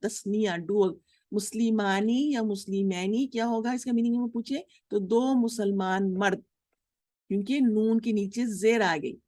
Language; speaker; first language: Urdu; native; Urdu